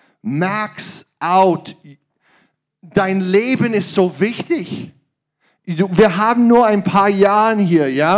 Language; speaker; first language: German; non-native, learner; English